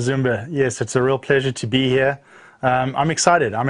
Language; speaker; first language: English; native; English